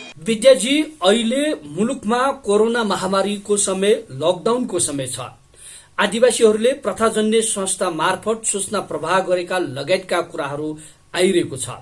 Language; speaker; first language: Nepali; non-native, local second language; Newari